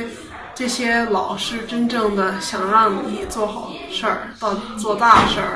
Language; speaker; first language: Chinese; early bilingual, heritage; Chinese